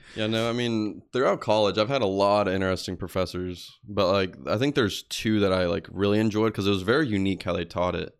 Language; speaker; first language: English; early bilingual, other home language; Spanish